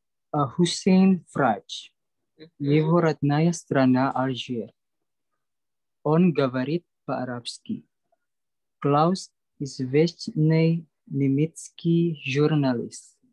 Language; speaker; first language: Russian; non-native, learner; Indonesian